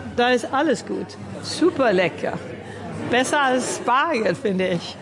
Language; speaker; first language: German; early bilingual, heritage; Swedish